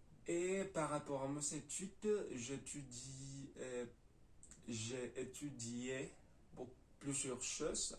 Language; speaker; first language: French; non-native, learner; Spanish